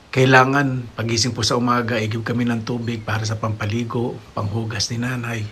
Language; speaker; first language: Filipino; native; Filipino